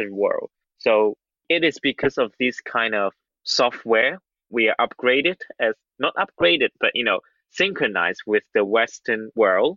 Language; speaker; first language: English; non-native, local second language; Cantonese